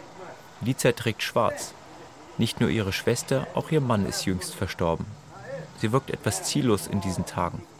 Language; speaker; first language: German; native; German